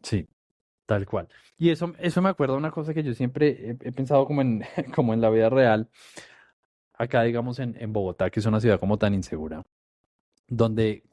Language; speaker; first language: Spanish; native; Spanish